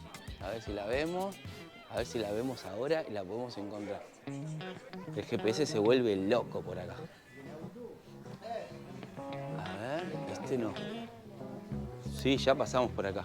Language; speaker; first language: Spanish; native; Spanish